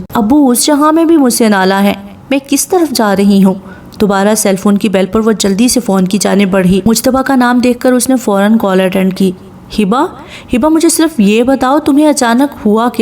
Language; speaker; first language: Urdu; native; Urdu